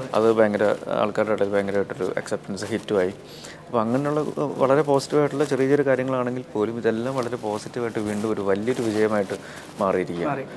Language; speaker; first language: Malayalam; native; Malayalam